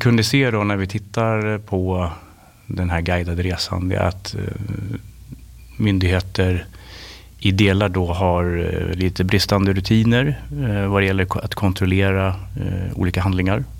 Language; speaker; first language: Swedish; native; Swedish